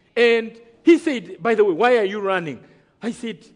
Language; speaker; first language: English; non-native, local second language; Kinyarwanda